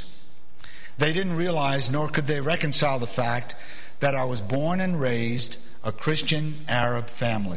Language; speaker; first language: English; early bilingual, other home language; Arabic